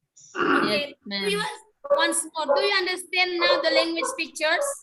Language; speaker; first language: English; non-native, learner; Indonesian